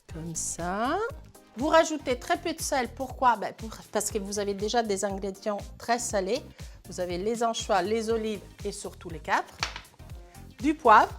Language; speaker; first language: French; non-native, fluent; Italian